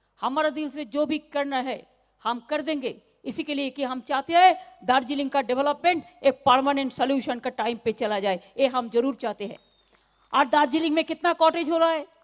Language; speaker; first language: Hindi; non-native, local second language; Bangla